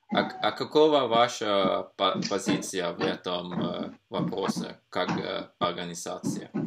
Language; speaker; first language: Russian; non-native, fluent; Norwegian